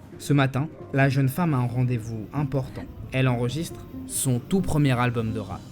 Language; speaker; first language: French; native; French